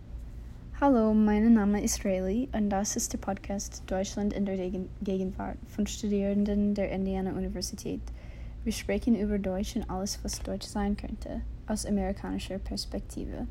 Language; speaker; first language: German; non-native, learner; English